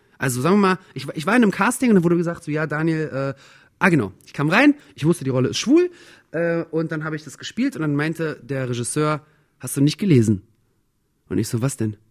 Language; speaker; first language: German; early bilingual, other home language; Russian